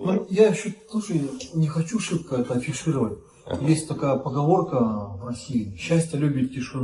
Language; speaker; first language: Russian; native; Russian